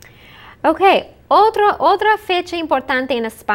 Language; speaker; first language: Spanish; non-native, fluent; English